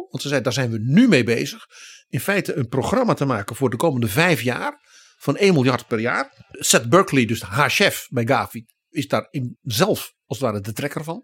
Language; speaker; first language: Dutch; native; Dutch